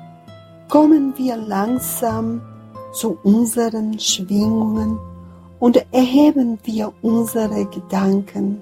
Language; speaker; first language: German; non-native, fluent; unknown